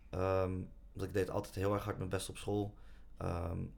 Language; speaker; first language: Dutch; native; Dutch